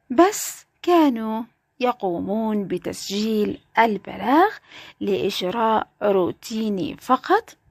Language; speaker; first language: Arabic; native; Arabic